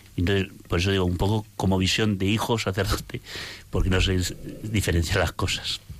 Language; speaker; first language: Spanish; native; Spanish